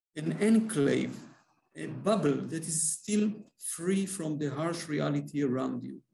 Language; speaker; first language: English; non-native, fluent; Hebrew